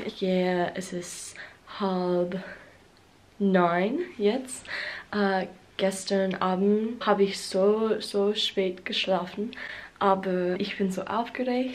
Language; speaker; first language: German; non-native, learner; English